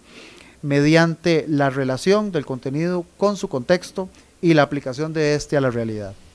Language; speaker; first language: Spanish; native; Spanish